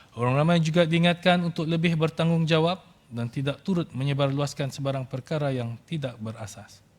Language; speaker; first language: Malay; native; Malay